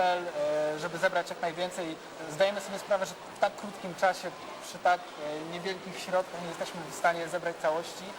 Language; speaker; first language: Polish; native; Polish